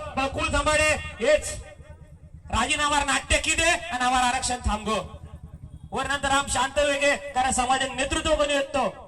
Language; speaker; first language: Marathi; non-native, local second language; Lambadi